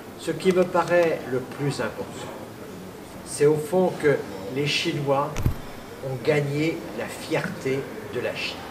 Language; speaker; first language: French; native; French